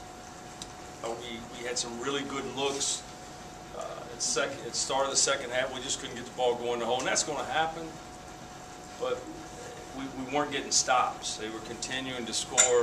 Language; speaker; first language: English; native; English